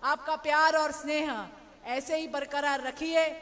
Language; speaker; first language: Hindi; non-native, local second language; Marathi